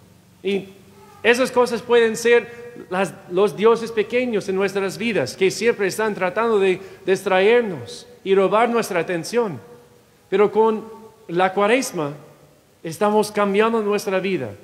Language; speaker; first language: Spanish; non-native, fluent; English